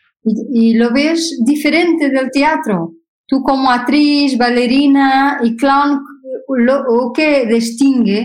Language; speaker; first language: Spanish; non-native, fluent; Portuguese